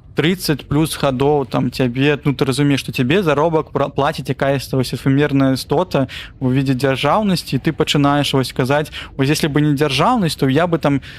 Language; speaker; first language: Belarusian; non-native, local second language; Russian